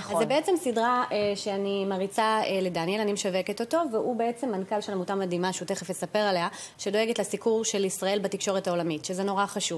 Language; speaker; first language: Hebrew; native; Hebrew